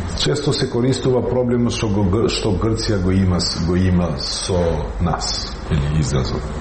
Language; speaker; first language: Macedonian; non-native, local second language; Albanian